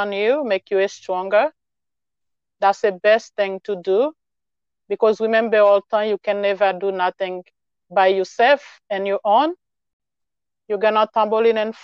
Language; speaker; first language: English; non-native, learner; Haitian Creole